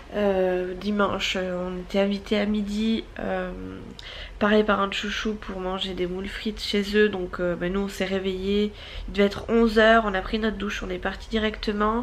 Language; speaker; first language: French; native; French